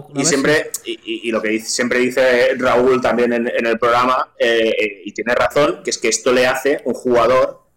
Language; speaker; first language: Spanish; non-native, local second language; Catalan